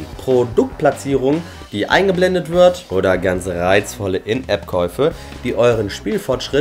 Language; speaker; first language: German; native; German